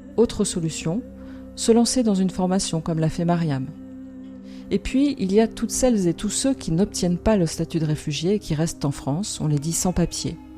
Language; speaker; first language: French; native; French